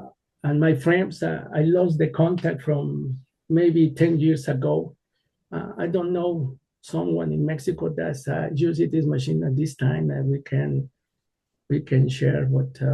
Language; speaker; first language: English; non-native, learner; Spanish